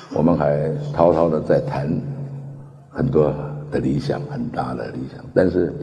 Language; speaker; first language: Chinese; early bilingual, other home language; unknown